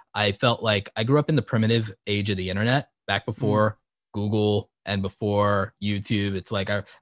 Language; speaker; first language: English; native; English